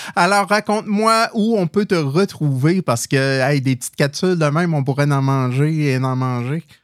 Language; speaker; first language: French; native; French